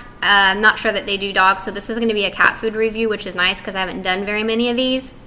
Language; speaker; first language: English; native; English